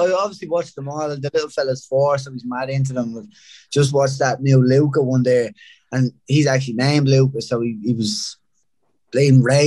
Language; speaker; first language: English; native; English